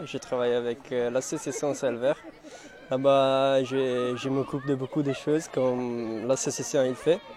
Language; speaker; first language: French; non-native, fluent; Italian